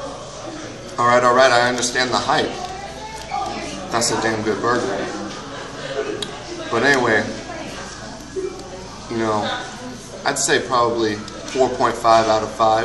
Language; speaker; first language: English; native; English